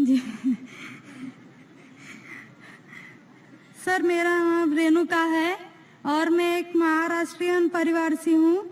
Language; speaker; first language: Hindi; non-native, local second language; Marathi